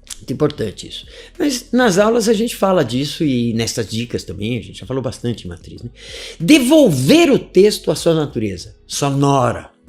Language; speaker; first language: Portuguese; native; Portuguese